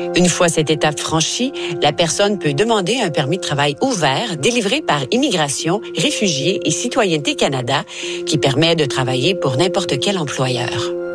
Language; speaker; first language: French; native; French